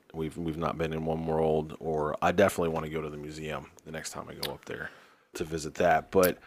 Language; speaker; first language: English; native; English